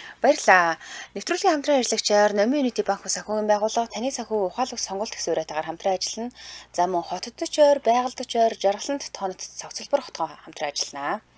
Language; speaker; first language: Mongolian; native; Mongolian